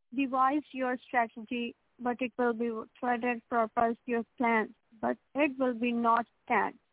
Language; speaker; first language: English; non-native, local second language; Punjabi